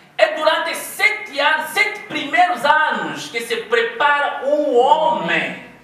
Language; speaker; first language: Portuguese; non-native, local second language; Kongo